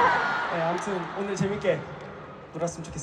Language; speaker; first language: Korean; native; Korean